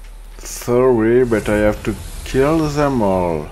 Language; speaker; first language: English; non-native, learner; French